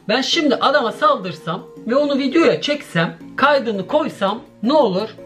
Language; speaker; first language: Turkish; early bilingual, heritage; Turkish